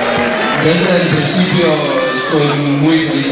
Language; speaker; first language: Spanish; non-native, learner; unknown